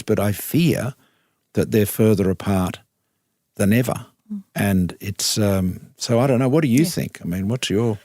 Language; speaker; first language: English; native; English